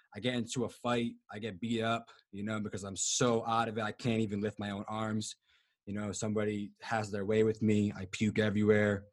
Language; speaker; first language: English; native; English